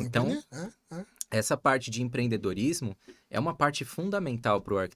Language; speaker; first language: Portuguese; native; Portuguese